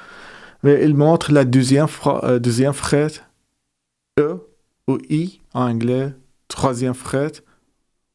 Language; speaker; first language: French; non-native, fluent; Persian